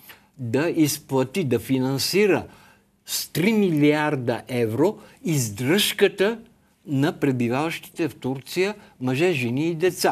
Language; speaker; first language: Bulgarian; native; Bulgarian